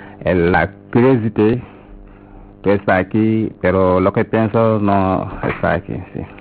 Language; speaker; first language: Spanish; non-native, learner; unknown